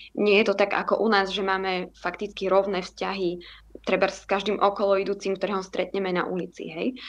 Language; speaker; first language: Slovak; native; Slovak